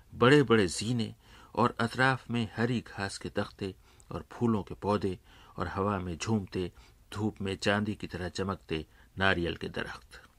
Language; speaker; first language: Urdu; native; Urdu